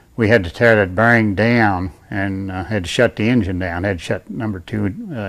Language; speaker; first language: English; native; English